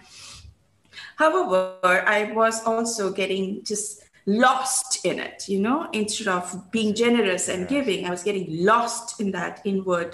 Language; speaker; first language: English; non-native, local second language; Bangla